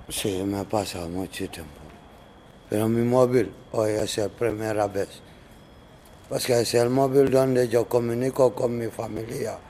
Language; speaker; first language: Spanish; non-native, learner; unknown